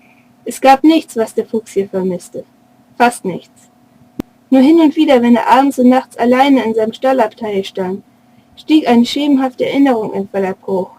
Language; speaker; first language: German; native; German